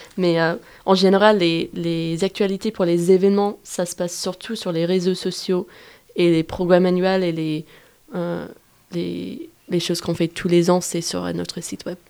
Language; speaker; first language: French; non-native, fluent; English